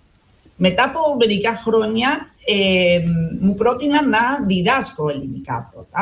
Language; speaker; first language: Greek; non-native, fluent; Spanish